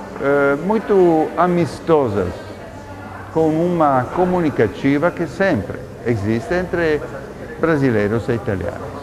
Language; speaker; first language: Portuguese; non-native, fluent; Italian